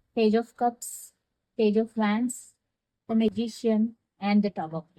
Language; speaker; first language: English; non-native, local second language; Telugu